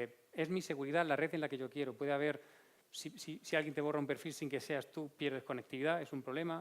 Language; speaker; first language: Spanish; native; Spanish